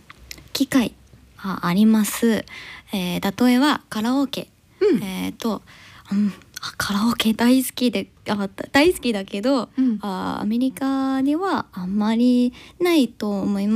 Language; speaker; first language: Japanese; non-native, learner; English